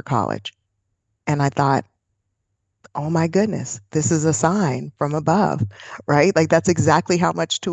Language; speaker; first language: English; native; English